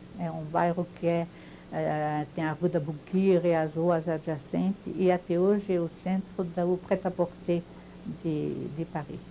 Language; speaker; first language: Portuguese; non-native, fluent; French